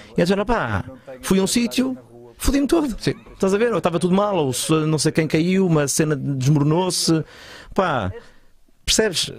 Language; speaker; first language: Portuguese; native; Portuguese